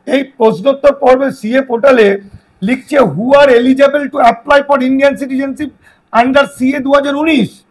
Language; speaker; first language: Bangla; native; Bangla